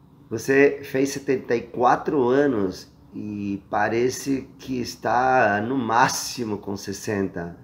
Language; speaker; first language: Portuguese; non-native, fluent; Spanish